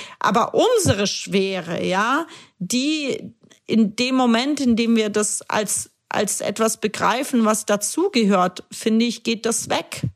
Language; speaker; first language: German; early bilingual, other home language; Russian